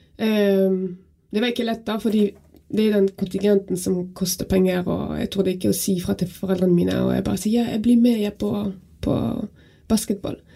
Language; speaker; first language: Norwegian; non-native, fluent; French